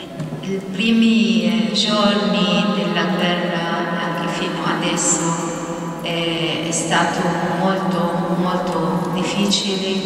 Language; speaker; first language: Italian; non-native, fluent; Arabic